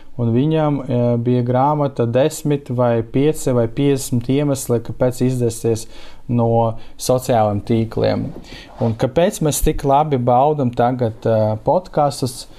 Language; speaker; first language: Latvian; non-native, local second language; Russian